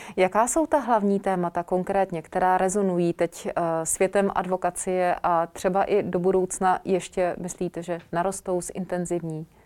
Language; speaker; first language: Czech; native; Czech